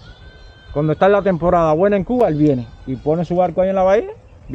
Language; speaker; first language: Spanish; native; Spanish